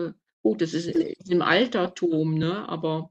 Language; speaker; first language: German; native; German